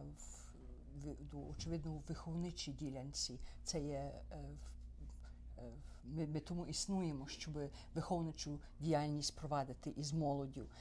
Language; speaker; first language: Ukrainian; early bilingual, heritage; Ukrainian